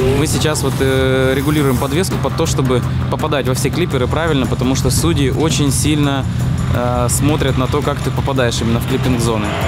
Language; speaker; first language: Russian; native; Russian